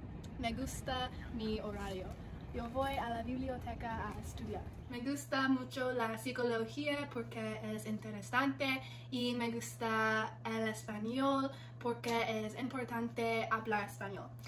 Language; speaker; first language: Spanish; non-native, learner; English